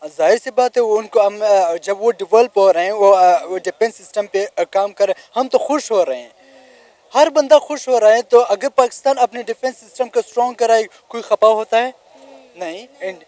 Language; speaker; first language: Hindi; non-native, local second language; Pashto